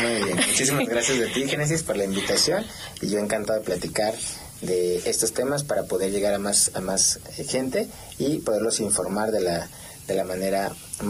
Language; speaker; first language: Spanish; native; Spanish